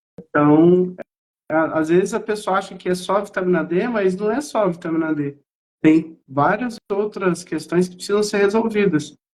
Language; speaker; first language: Portuguese; native; Portuguese